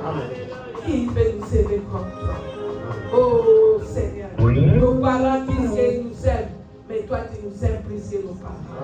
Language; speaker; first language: French; non-native, local second language; Lingala